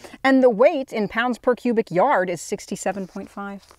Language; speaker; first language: English; native; English